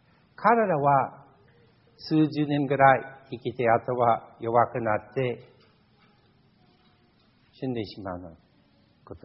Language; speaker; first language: Japanese; non-native, fluent; English